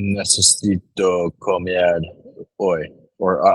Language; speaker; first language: Spanish; non-native, learner; English